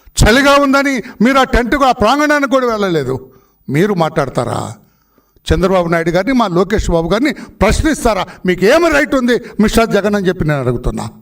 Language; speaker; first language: Telugu; native; Telugu